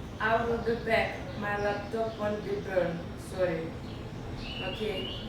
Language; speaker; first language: English; non-native, learner; Russian